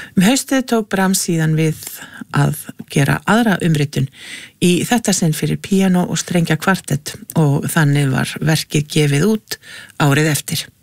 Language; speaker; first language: Icelandic; native; Icelandic